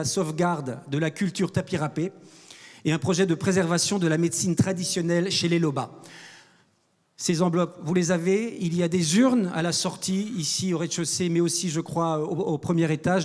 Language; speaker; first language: French; native; French